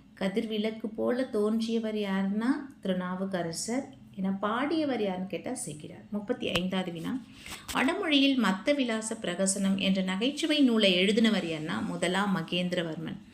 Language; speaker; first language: Tamil; native; Tamil